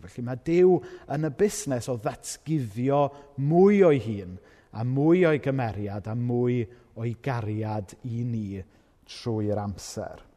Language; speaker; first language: Welsh; native; Welsh